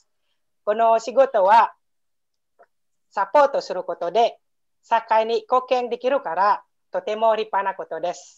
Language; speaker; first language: Japanese; non-native, learner; Indonesian